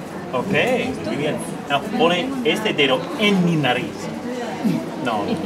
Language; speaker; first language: Spanish; non-native, learner; English